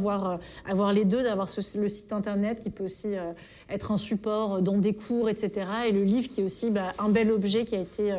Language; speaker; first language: French; native; French